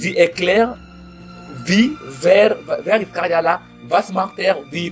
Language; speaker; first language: German; non-native, learner; French